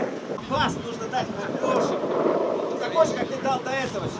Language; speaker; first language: Russian; native; Russian